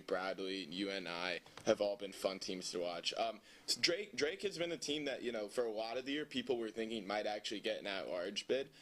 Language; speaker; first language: English; native; English